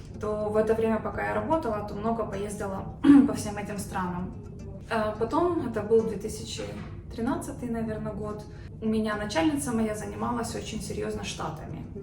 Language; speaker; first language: Russian; native; Russian